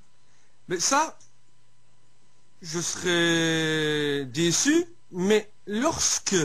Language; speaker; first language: French; native; French